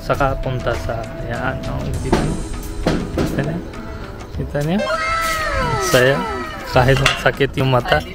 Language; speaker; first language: Filipino; non-native, learner; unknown